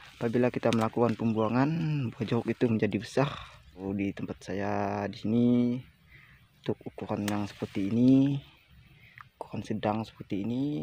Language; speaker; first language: Indonesian; non-native, local second language; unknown